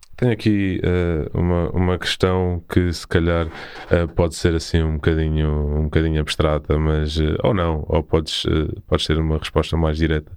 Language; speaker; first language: Portuguese; native; Portuguese